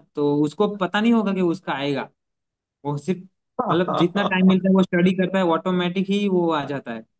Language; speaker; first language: Hindi; non-native, local second language; Gujarati